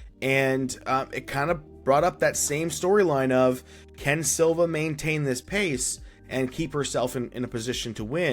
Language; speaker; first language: English; native; English